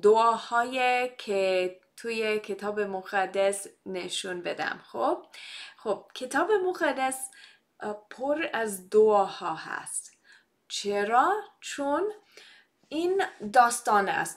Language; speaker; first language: Persian; non-native, fluent; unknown